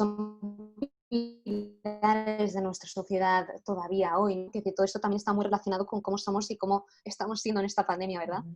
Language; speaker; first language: Spanish; native; Spanish